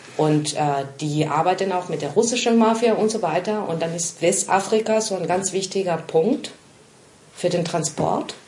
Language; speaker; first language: German; non-native, fluent; Spanish